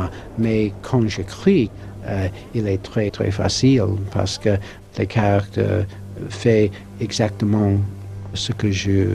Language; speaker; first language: French; non-native, learner; English